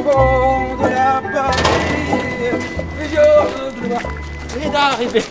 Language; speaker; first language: French; native; French